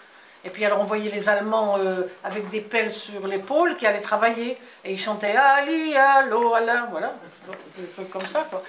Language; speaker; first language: French; native; French